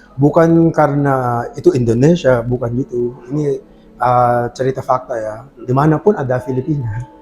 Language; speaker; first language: Indonesian; non-native, fluent; Filipino